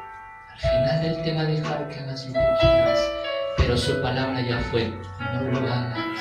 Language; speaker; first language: Spanish; native; Spanish